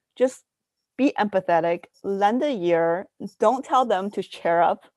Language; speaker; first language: English; early bilingual, other home language; Chinese